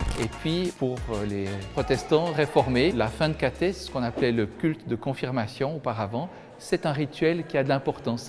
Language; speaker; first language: French; native; French